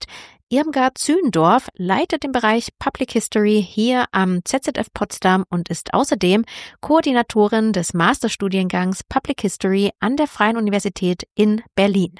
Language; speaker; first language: German; native; German